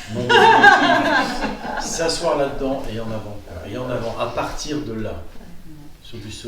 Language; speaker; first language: French; native; French